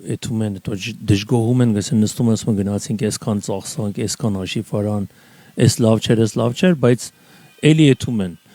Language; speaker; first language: Armenian; native; Armenian